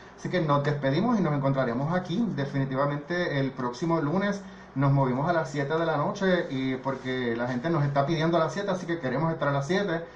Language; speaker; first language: Spanish; native; Spanish